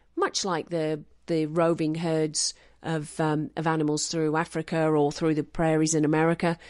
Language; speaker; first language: English; native; English